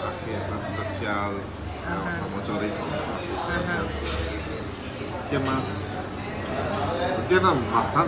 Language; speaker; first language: Spanish; non-native, learner; Malayalam